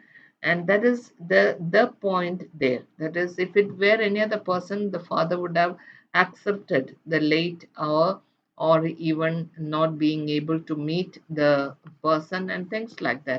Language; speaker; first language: English; non-native, local second language; Malayalam